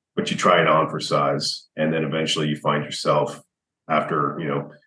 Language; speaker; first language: English; native; English